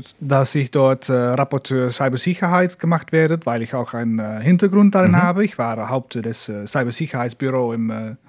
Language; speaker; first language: German; non-native, fluent; Dutch